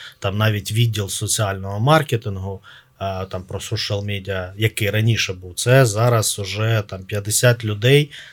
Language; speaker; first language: Ukrainian; non-native, local second language; Russian